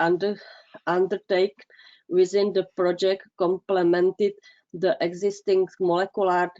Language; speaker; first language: English; non-native, fluent; Czech